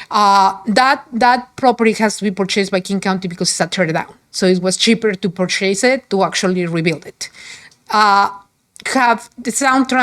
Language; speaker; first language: English; non-native, fluent; Spanish